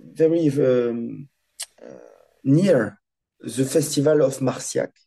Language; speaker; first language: English; non-native, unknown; French